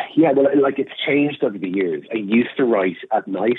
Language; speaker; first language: English; native; English